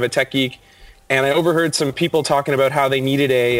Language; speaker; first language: English; native; English